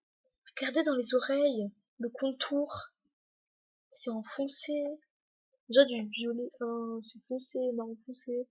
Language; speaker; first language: French; native; French